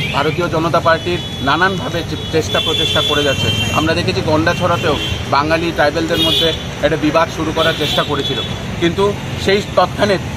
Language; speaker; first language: Bangla; native; Bangla